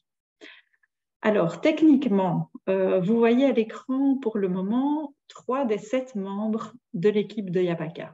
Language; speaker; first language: French; native; French